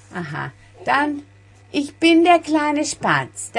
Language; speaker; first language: German; native; German